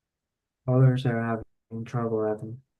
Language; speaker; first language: English; non-native, fluent; Spanish